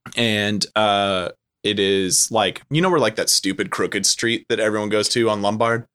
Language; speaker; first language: English; native; English